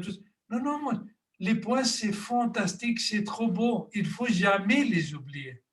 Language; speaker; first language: French; non-native, fluent; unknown